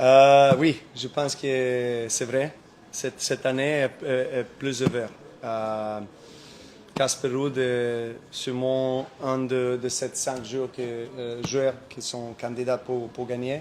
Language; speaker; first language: French; non-native, learner; Serbian